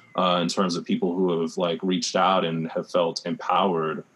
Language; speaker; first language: English; native; English